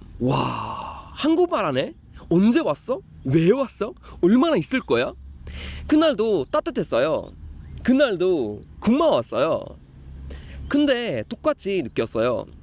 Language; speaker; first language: Korean; non-native, fluent; Swedish